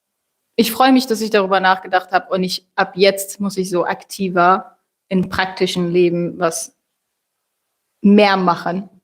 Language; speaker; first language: German; non-native, fluent; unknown